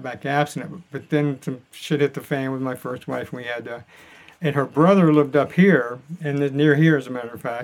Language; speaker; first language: English; native; English